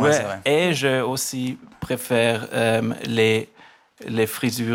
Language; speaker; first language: French; non-native, learner; German